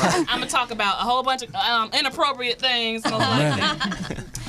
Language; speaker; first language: English; native; English